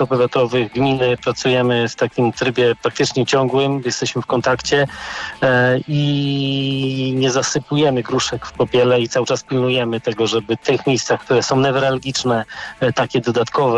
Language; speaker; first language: Polish; native; Polish